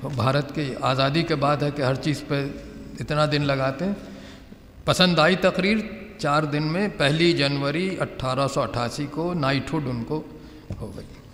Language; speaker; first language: Urdu; native; Urdu